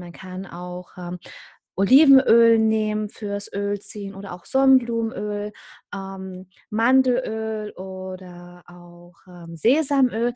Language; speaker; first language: German; native; German